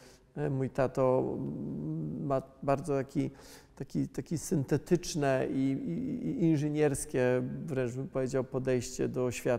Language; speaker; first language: Polish; native; Polish